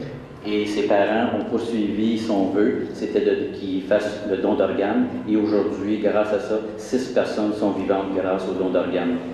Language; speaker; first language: French; native; French